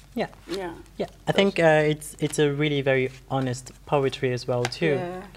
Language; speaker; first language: English; non-native, local second language; Wolof